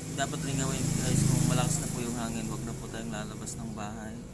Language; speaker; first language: Filipino; non-native, local second language; Iloko